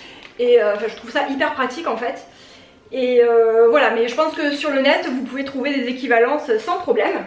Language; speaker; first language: French; native; French